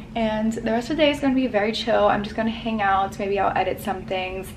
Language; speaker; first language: English; native; English